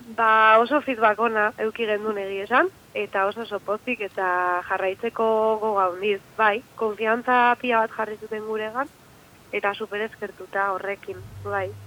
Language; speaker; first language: Basque; native; Basque